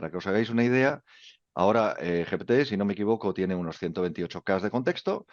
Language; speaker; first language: Spanish; native; Spanish